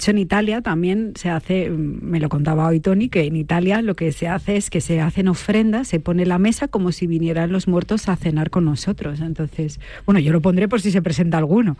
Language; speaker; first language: Spanish; native; Spanish